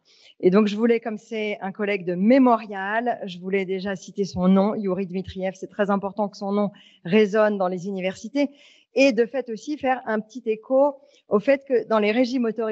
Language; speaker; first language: French; native; French